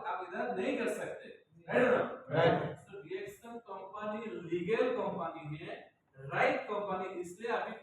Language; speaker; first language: Hindi; non-native, learner; Bangla